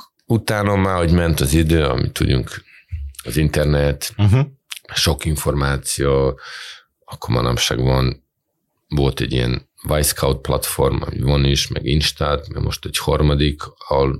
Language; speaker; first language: Hungarian; non-native, fluent; Serbian